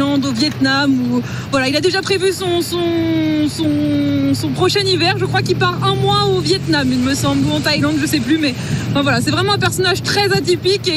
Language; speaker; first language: French; native; French